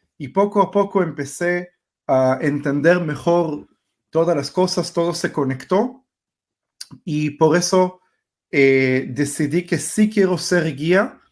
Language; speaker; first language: Spanish; early bilingual, heritage; Spanish